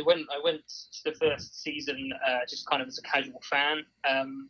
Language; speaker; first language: English; native; English